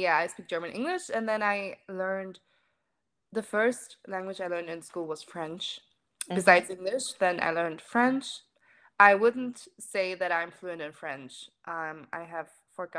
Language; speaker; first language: English; non-native, fluent; German